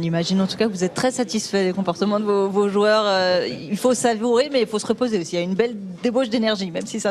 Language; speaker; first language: French; native; French